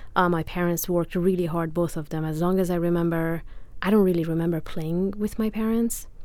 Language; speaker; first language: English; non-native, fluent; Persian